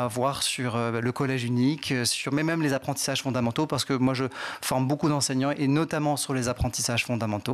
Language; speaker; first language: French; native; French